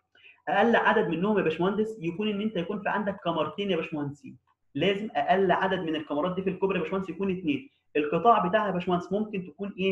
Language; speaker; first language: Arabic; native; Arabic